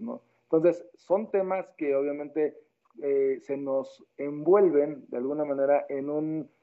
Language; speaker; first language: Spanish; native; Spanish